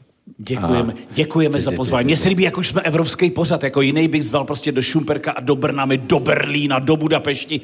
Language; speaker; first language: Czech; native; Czech